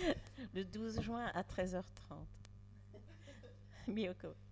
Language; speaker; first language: French; native; French